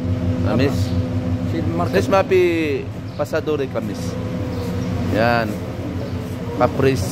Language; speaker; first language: Arabic; non-native, learner; Filipino